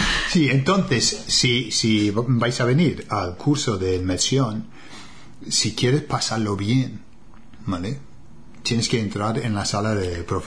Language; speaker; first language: Spanish; non-native, fluent; English